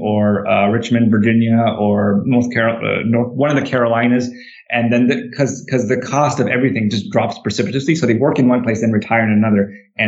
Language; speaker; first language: English; native; English